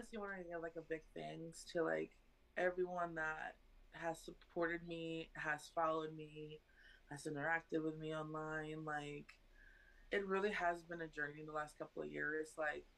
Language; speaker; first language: English; early bilingual, other home language; Spanish